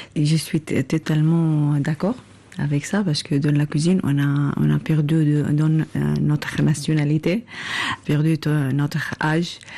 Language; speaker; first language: French; non-native, fluent; Arabic